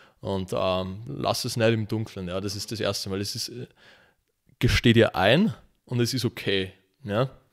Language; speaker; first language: German; native; German